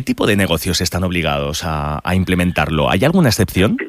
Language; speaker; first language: Spanish; native; Spanish